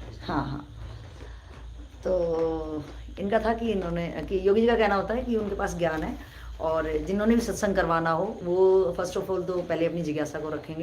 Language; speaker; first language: Hindi; native; Hindi